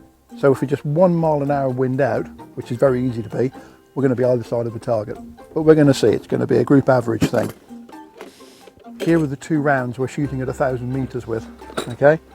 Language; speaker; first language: English; native; English